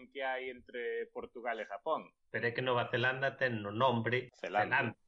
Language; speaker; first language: Galician; non-native, local second language; Spanish